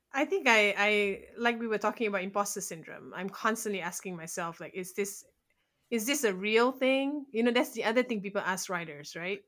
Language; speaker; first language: English; native; English